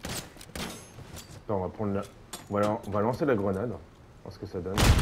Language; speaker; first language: French; native; French